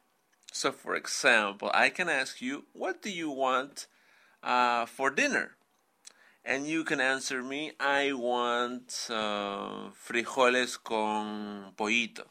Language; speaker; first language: English; non-native, fluent; Spanish